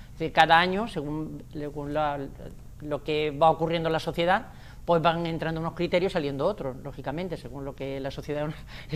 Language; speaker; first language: Spanish; native; Spanish